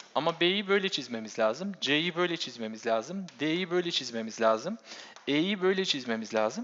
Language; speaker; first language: Turkish; native; Turkish